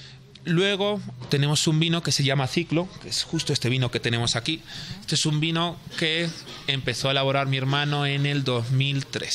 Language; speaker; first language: Spanish; native; Spanish